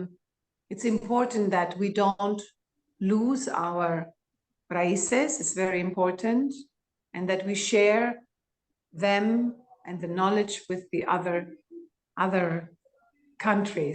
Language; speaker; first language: English; non-native, fluent; Greek